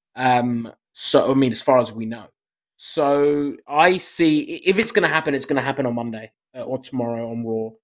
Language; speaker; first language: English; native; English